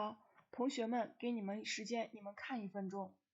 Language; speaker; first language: Chinese; non-native, fluent; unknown